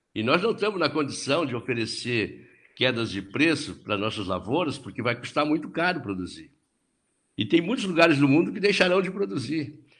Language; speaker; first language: Portuguese; native; Portuguese